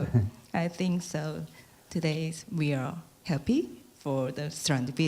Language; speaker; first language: English; non-native, learner; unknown